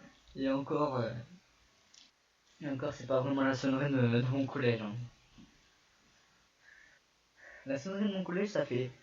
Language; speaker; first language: French; native; French